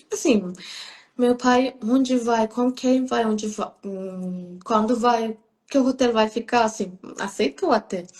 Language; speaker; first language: Portuguese; non-native, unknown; Persian